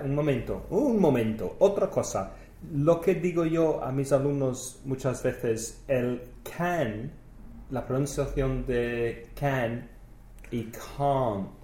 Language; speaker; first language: Spanish; non-native, learner; English